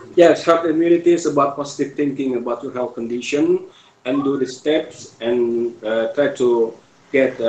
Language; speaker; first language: English; non-native, fluent; Indonesian